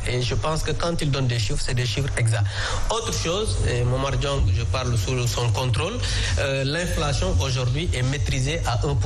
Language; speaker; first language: French; non-native, local second language; Wolof